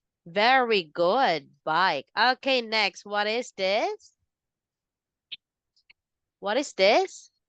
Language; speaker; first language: English; non-native, fluent; Filipino